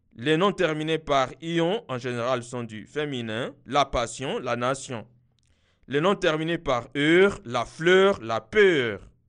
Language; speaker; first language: French; non-native, local second language; Kinyarwanda